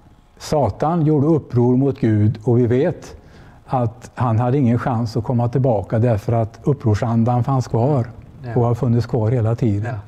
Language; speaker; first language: Swedish; native; Swedish